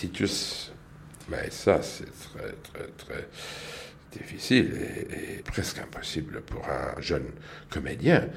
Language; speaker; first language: French; non-native, learner; English